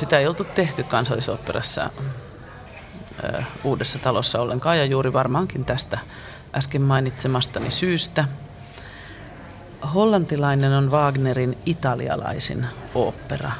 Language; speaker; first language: Finnish; native; Finnish